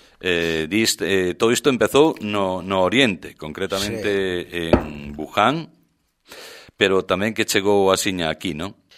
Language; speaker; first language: Galician; native; Galician